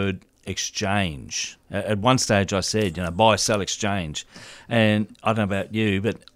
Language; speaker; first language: English; native; English